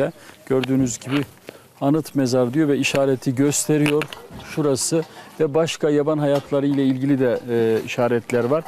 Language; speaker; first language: Turkish; native; Turkish